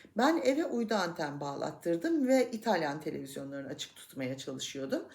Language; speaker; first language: Turkish; native; Turkish